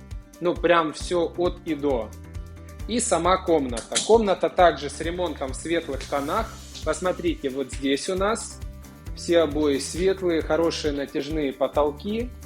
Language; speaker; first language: Russian; native; Russian